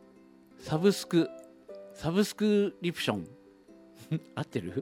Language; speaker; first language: Japanese; native; Japanese